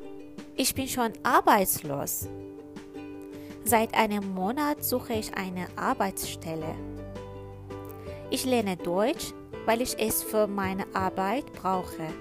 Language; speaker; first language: German; non-native, fluent; Persian